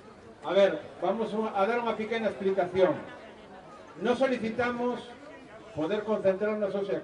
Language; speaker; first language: Spanish; non-native, local second language; Galician